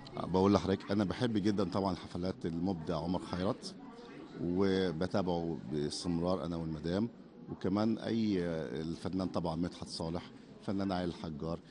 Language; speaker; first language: Egyptian Arabic; native; Egyptian Arabic